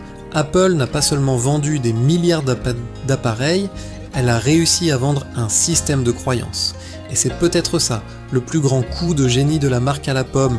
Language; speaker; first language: French; native; French